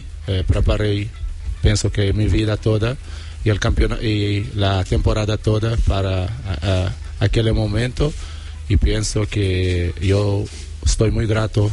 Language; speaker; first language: Spanish; non-native, fluent; Portuguese